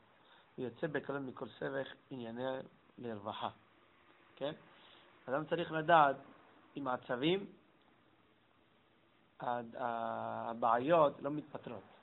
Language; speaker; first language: Hebrew; non-native, fluent; English